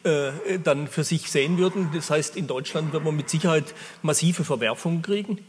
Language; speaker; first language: German; native; German